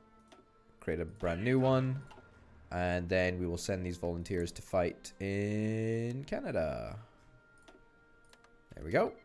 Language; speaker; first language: English; native; English